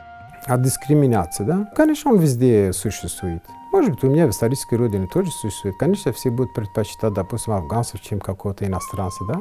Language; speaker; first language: Russian; non-native, fluent; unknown